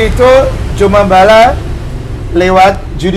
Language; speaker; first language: Indonesian; non-native, fluent; English